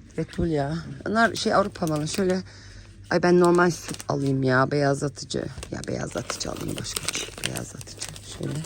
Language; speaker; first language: Turkish; early bilingual, heritage; Turkish